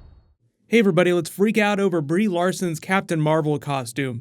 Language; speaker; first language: English; native; English